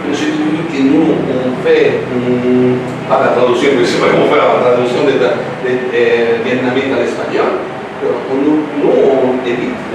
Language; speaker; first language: French; non-native, learner; Spanish